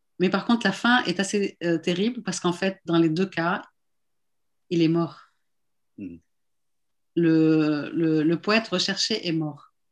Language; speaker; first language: French; non-native, local second language; Arabic